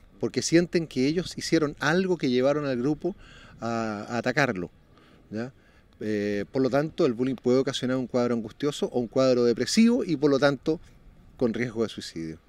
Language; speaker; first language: Spanish; native; Spanish